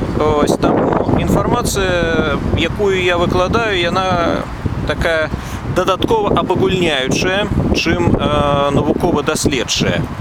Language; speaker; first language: Belarusian; non-native, local second language; Russian